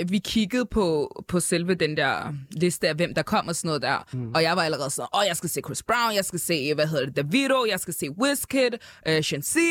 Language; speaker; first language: Danish; early bilingual, other home language; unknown